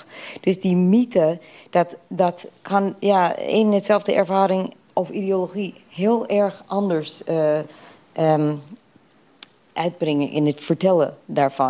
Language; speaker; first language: Dutch; non-native, fluent; English